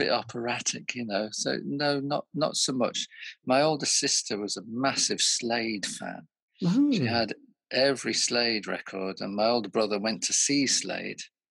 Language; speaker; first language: English; native; English